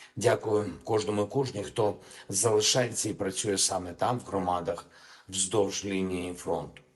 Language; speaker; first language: Ukrainian; native; Ukrainian